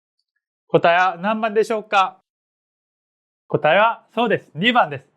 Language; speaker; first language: Japanese; non-native, fluent; Korean